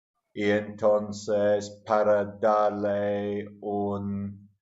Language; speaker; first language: Spanish; non-native, learner; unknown